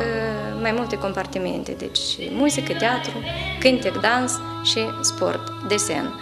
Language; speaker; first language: Romanian; native; Romanian